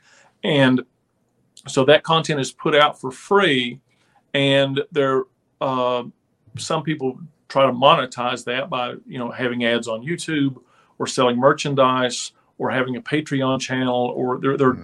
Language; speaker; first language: English; native; English